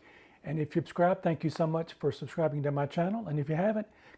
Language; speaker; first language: English; native; English